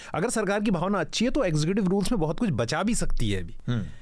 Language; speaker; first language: Hindi; native; Hindi